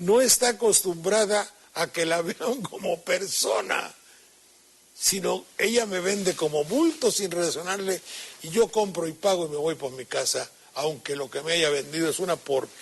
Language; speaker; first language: Spanish; native; Spanish